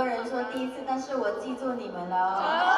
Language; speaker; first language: Chinese; non-native, learner; Thai